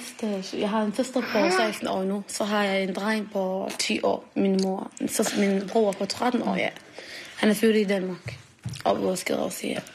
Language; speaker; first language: Danish; non-native, learner; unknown